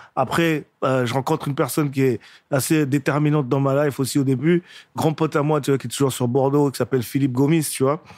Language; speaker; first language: French; native; French